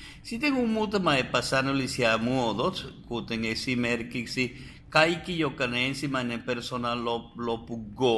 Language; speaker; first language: Finnish; non-native, fluent; Spanish